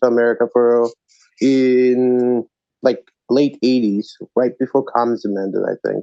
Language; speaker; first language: English; non-native, fluent; Azerbaijani